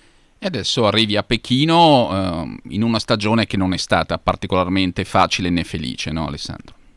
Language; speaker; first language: Italian; native; Italian